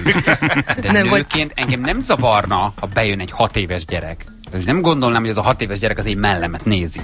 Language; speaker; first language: Hungarian; native; Hungarian